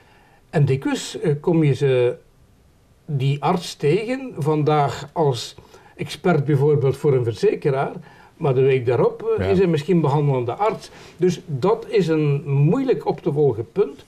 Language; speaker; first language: Dutch; native; Dutch